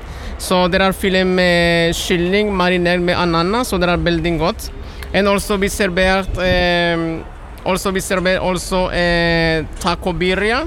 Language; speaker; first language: Norwegian; non-native, learner; Spanish